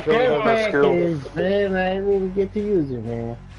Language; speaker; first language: English; early bilingual, other home language; Spanish